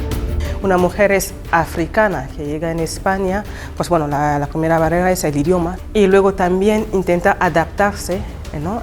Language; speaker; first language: Spanish; non-native, fluent; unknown